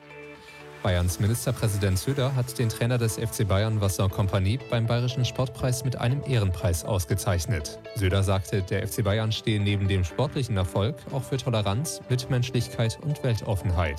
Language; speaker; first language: German; native; German